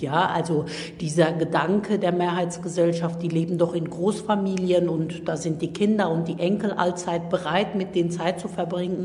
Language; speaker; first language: German; early bilingual, other home language; Turkish